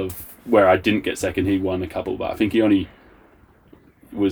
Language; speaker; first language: English; native; English